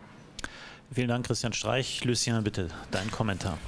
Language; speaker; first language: German; native; German